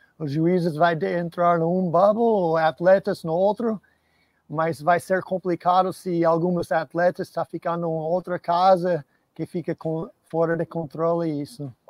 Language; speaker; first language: Portuguese; non-native, fluent; English